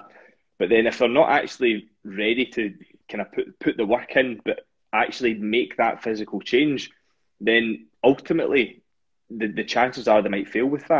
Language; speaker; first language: English; native; English